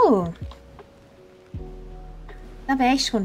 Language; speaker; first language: German; native; German